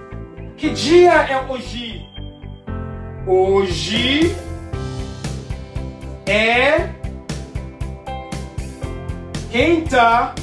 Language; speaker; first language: Portuguese; non-native, fluent; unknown